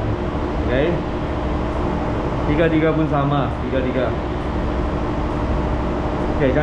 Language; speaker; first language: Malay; non-native, local second language; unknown